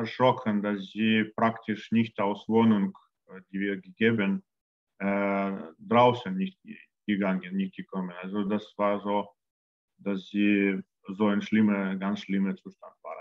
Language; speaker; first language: German; non-native, learner; Russian